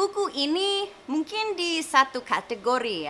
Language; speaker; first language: Indonesian; non-native, fluent; English